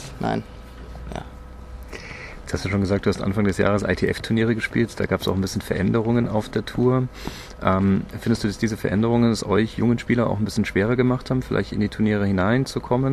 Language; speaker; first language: German; native; German